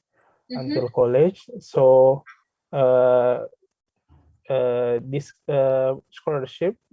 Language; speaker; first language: English; non-native, learner; Indonesian